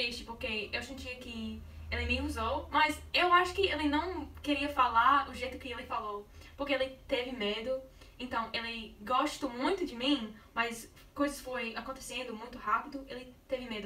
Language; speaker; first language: Portuguese; non-native, learner; English